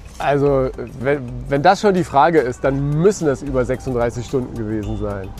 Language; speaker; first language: German; native; German